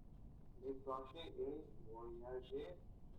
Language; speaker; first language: French; non-native, learner; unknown